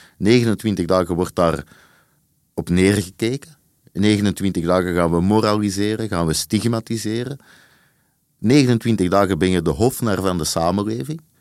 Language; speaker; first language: Dutch; native; Dutch